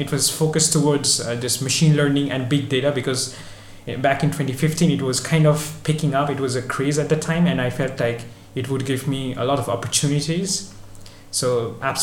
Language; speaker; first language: English; non-native, local second language; Bangla